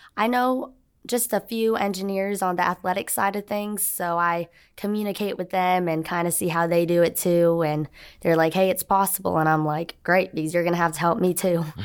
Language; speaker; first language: English; native; English